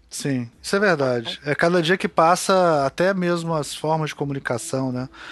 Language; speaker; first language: Portuguese; native; Portuguese